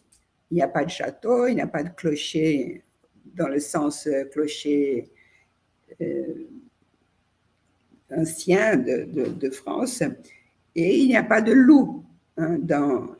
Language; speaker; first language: French; non-native, fluent; Portuguese